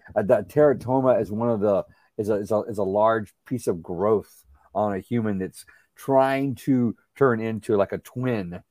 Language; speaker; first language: English; native; English